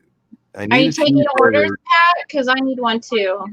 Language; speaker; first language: English; native; English